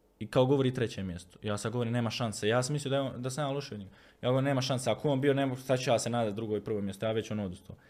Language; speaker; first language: Croatian; native; Croatian